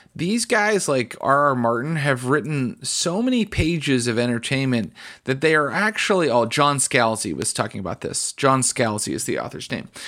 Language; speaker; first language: English; native; English